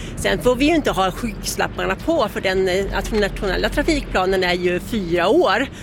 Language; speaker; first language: Swedish; native; Swedish